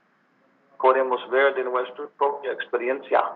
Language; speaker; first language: Spanish; non-native, learner; English